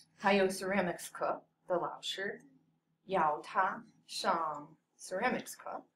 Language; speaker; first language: Chinese; non-native, fluent; English